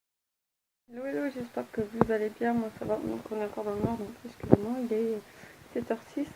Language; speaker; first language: French; native; French